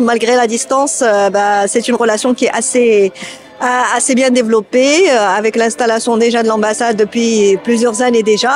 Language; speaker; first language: French; non-native, local second language; Arabic